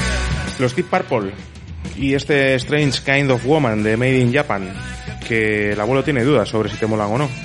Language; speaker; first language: Spanish; native; Spanish